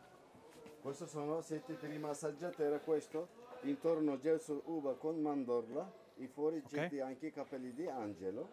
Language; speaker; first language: Italian; non-native, learner; Turkish